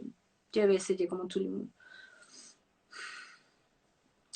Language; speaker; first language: French; non-native, fluent; Spanish